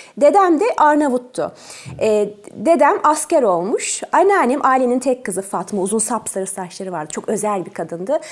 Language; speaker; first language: Turkish; early bilingual, other home language; French